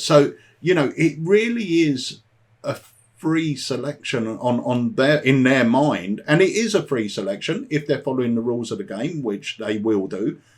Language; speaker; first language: English; native; English